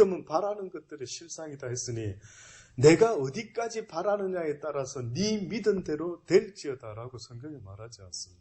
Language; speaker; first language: Korean; native; Korean